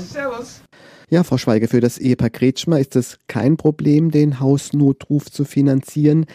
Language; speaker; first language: German; native; German